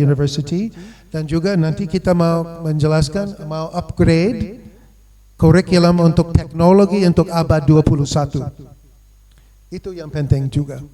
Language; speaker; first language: Indonesian; non-native, fluent; English